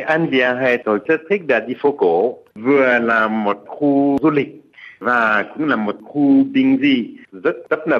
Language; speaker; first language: Vietnamese; non-native, fluent; French